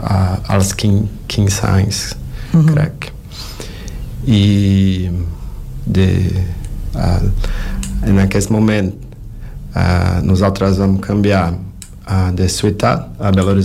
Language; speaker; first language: Catalan; non-native, learner; Portuguese